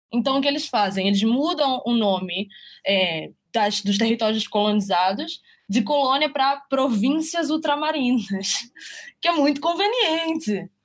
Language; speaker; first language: Portuguese; native; Portuguese